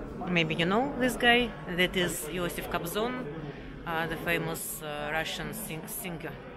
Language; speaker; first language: English; non-native, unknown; Russian